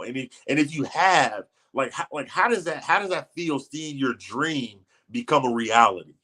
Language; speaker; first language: English; native; English